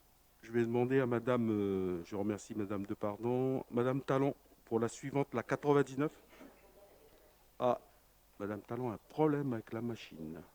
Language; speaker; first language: French; native; French